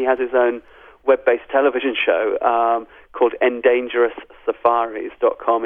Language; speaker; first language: English; native; English